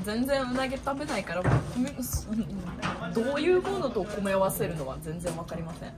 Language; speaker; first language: Japanese; non-native, fluent; Russian